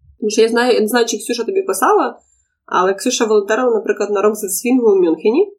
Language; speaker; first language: Ukrainian; non-native, local second language; Russian